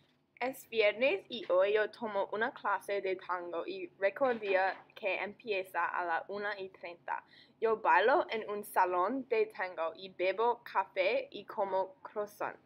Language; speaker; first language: Spanish; non-native, learner; English